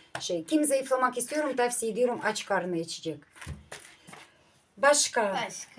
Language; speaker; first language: Turkish; non-native, learner; Russian